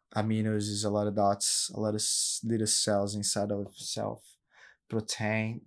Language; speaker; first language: English; non-native, learner; Portuguese